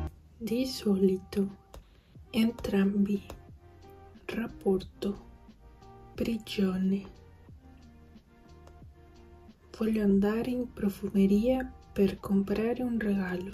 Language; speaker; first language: Italian; non-native, learner; Spanish